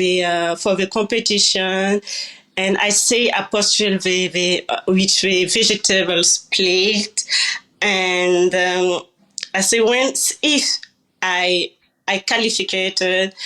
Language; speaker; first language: English; non-native, learner; French